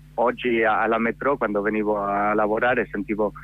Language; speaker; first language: Italian; non-native, fluent; Catalan